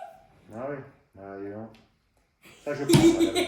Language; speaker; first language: French; native; French